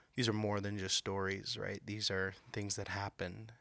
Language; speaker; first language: English; native; English